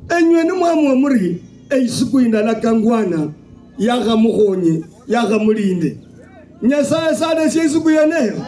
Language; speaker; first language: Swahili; non-native, local second language; Luyia